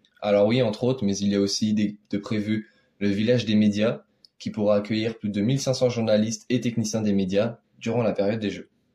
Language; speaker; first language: French; native; French